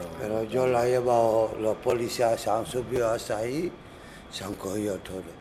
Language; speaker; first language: Spanish; non-native, learner; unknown